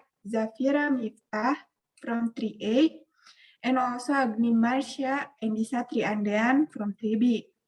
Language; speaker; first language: English; non-native, learner; Indonesian